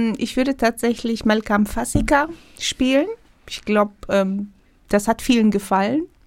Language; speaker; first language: German; non-native, fluent; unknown